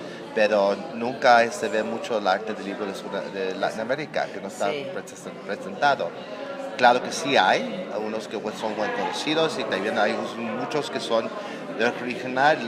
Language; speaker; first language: Spanish; non-native, learner; English